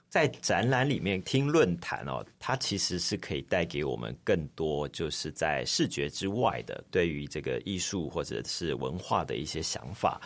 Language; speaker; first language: Chinese; native; Chinese